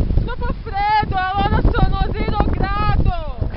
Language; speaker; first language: Italian; non-native, learner; Portuguese